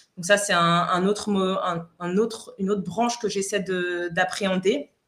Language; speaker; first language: French; non-native, fluent; Spanish